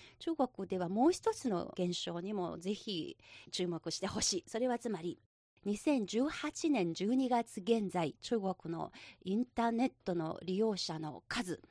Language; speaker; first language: Japanese; non-native, local second language; Chinese